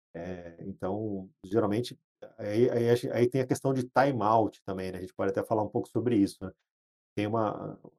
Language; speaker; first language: Portuguese; native; Portuguese